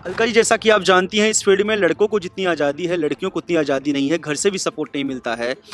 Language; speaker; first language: Hindi; native; Hindi